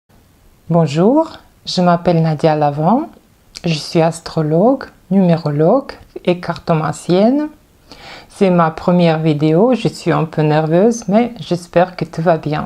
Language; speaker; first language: French; non-native, fluent; Russian